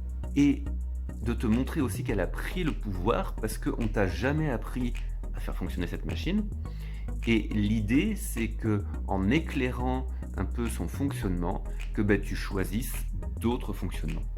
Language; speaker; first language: French; native; French